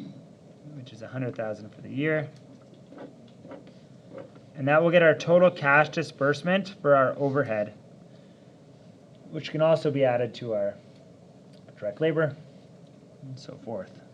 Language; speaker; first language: English; native; English